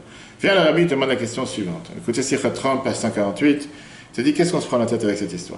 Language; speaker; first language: French; native; French